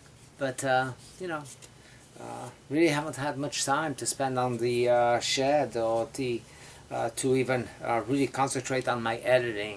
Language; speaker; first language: English; native; English